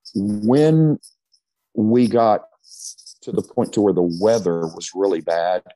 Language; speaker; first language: English; native; English